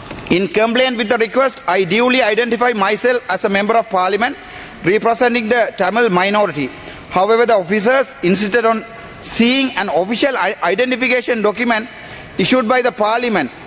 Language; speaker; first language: English; non-native, local second language; Tamil